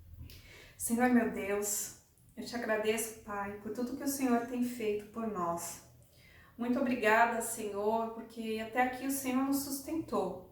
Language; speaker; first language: Portuguese; native; Portuguese